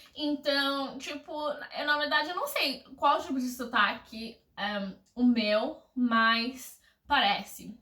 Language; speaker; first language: Portuguese; non-native, fluent; English